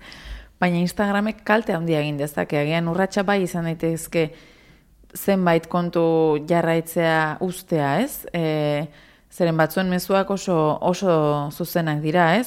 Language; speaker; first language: Basque; native; Basque